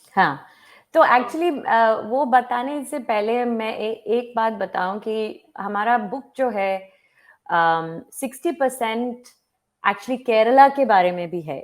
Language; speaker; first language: Hindi; non-native, fluent; Malayalam